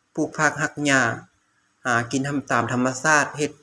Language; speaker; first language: Lao; native; Lao